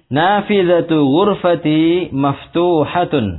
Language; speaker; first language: Arabic; non-native, fluent; Indonesian